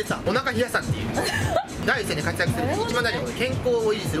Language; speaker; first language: Japanese; native; Japanese